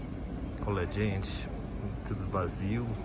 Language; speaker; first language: Portuguese; non-native, fluent; English